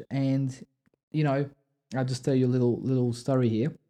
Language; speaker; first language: English; non-native, fluent; Polish